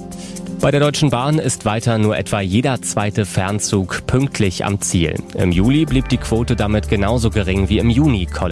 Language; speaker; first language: German; native; German